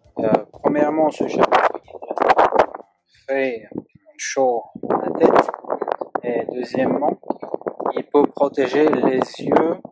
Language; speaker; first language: French; non-native, fluent; Uzbek